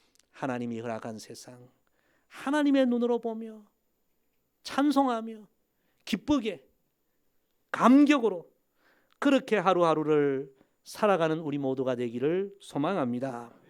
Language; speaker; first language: Korean; native; Korean